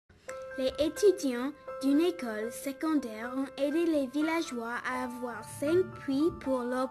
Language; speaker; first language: French; non-native, local second language; English